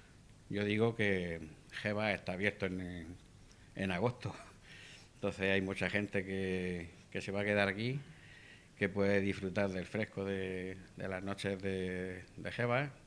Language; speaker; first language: Spanish; native; Spanish